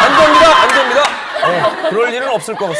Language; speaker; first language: Korean; native; Korean